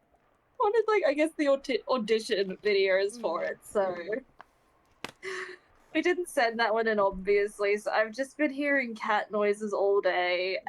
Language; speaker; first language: English; native; English